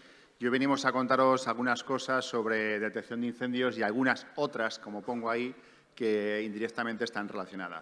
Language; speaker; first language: Spanish; native; Spanish